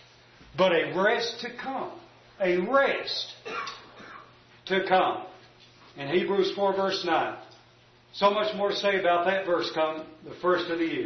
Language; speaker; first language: English; native; English